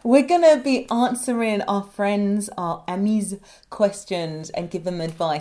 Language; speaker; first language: English; native; English